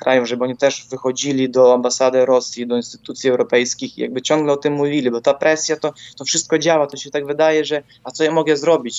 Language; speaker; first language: Polish; non-native, fluent; Ukrainian